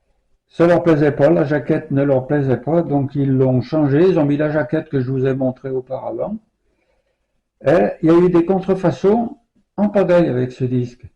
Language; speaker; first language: French; native; French